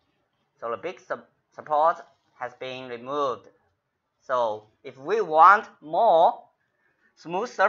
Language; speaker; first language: English; non-native, fluent; Chinese